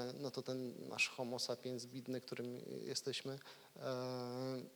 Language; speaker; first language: Polish; native; Polish